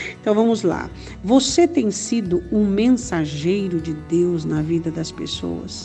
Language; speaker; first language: Portuguese; native; Portuguese